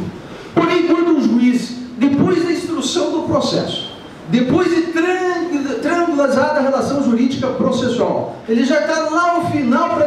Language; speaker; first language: Portuguese; native; Portuguese